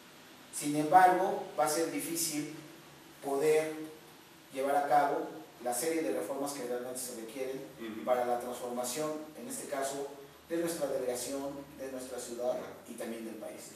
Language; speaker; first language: Spanish; native; Spanish